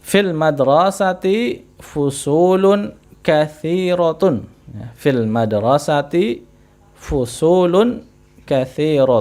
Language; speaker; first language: Arabic; non-native, fluent; Indonesian